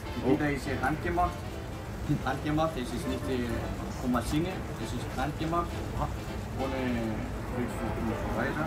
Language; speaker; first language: German; non-native, learner; Greek